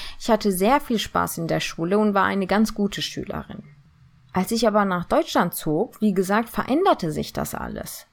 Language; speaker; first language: German; early bilingual, other home language; Turkish